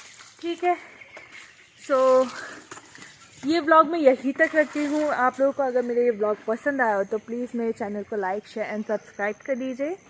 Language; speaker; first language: Hindi; native; Hindi